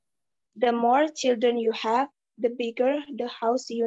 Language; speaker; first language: English; non-native, learner; Indonesian